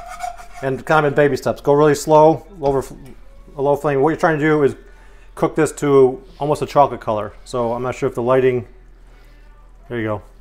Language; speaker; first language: English; native; English